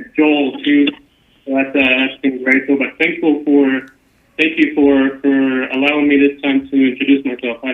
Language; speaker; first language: English; non-native, fluent; Spanish